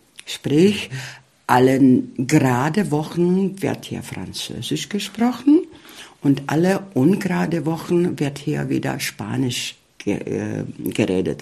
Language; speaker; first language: German; early bilingual, heritage; German